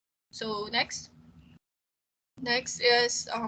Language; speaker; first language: English; non-native, local second language; Filipino